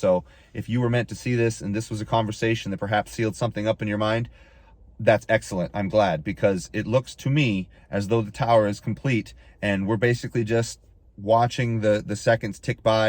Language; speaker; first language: English; native; English